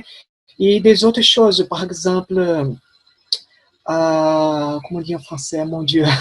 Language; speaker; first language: French; non-native, fluent; Portuguese